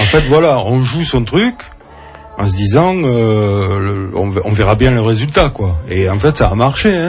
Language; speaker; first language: French; native; French